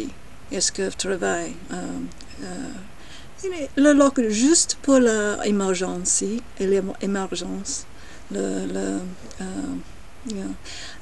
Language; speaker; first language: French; non-native, learner; English